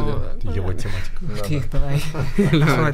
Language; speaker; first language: Russian; native; Russian